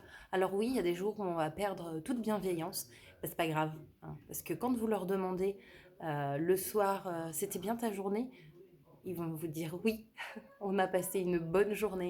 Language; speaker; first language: French; native; French